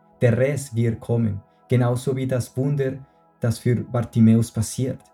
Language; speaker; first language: German; non-native, fluent; Spanish